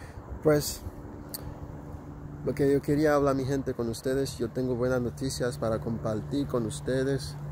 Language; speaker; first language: Spanish; non-native, local second language; Haitian Creole